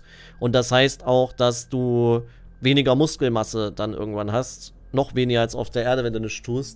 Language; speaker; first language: German; native; German